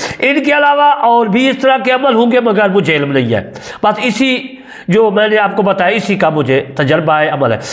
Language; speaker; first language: Urdu; non-native, local second language; Saraiki